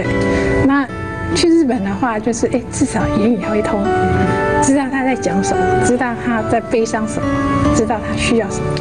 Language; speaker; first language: Chinese; native; Chinese